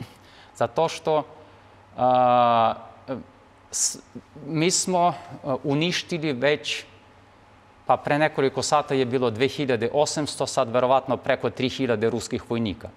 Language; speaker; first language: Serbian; non-native, fluent; Ukrainian